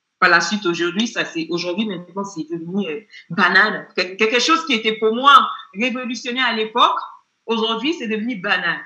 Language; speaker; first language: French; non-native, fluent; Yoruba